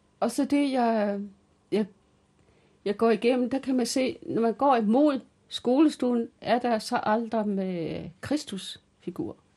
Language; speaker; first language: Danish; early bilingual, other home language; Kalaallisut